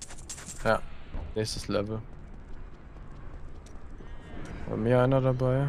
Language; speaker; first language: German; native; German